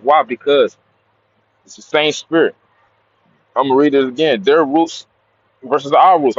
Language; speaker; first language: English; native; English